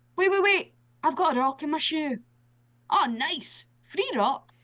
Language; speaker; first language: English; native; English